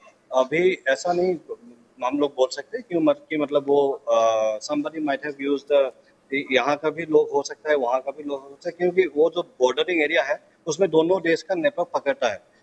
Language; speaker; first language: Hindi; non-native, local second language; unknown